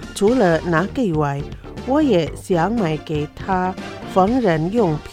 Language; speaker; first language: Chinese; non-native, fluent; Indonesian